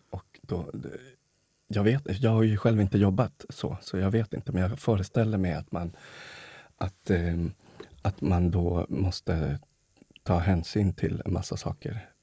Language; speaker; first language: Swedish; early bilingual, other home language; Spanish